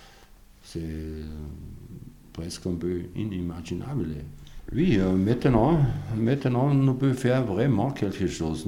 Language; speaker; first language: French; non-native, fluent; German